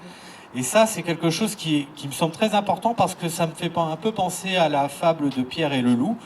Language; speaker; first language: French; native; French